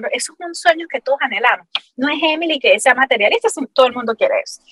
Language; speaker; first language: Spanish; native; Spanish